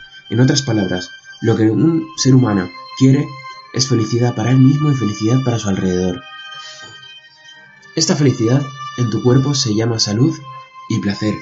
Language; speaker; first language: Spanish; native; Spanish